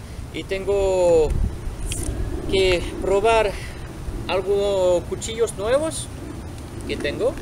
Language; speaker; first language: Spanish; non-native, fluent; French